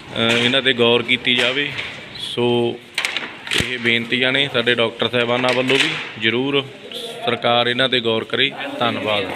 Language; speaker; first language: Punjabi; native; Punjabi